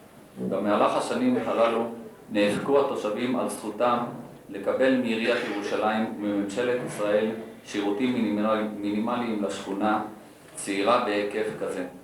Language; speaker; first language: Hebrew; native; Hebrew